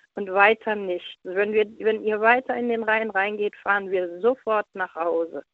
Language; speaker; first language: German; native; German